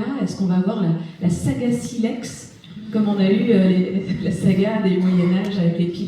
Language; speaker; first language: French; native; French